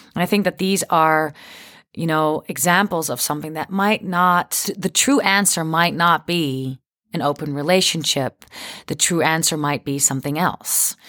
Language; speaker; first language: English; non-native, fluent; Dutch